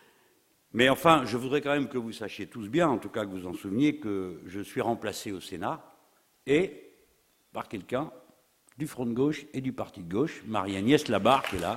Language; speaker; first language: French; native; French